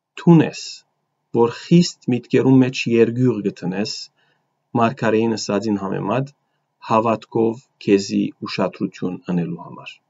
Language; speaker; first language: Armenian; early bilingual, heritage; Armenian